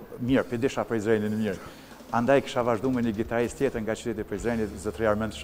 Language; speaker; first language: Albanian; native; Albanian